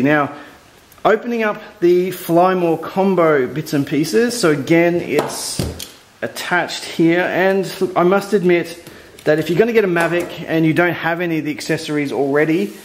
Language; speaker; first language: English; native; English